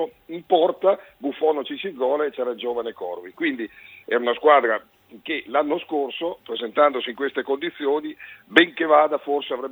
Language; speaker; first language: Italian; native; Italian